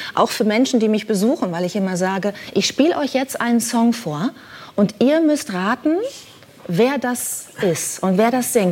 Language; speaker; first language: German; native; German